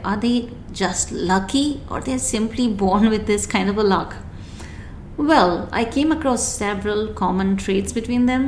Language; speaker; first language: English; non-native, local second language; Hindi